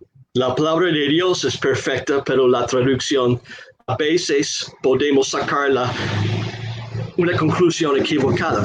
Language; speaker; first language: Spanish; non-native, fluent; English